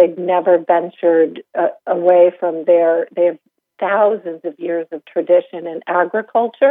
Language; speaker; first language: English; native; English